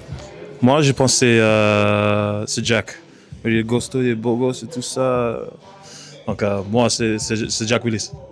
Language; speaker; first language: French; non-native, learner; English